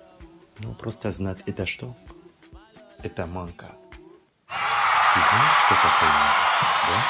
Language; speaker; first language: Russian; non-native, learner; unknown